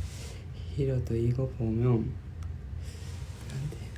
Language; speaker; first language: Korean; non-native, learner; Japanese